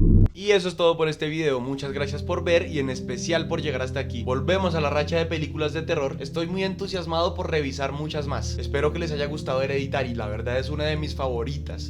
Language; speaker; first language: Spanish; native; Spanish